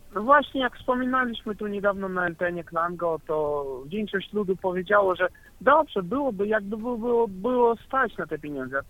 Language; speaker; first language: Polish; non-native, fluent; Russian